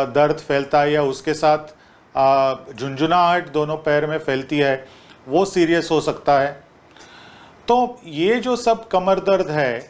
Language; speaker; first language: Hindi; non-native, local second language; Marathi